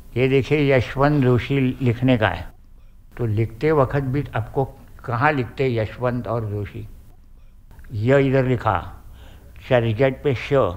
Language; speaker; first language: Hindi; non-native, local second language; Marathi